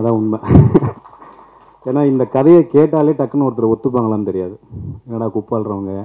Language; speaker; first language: Tamil; native; Tamil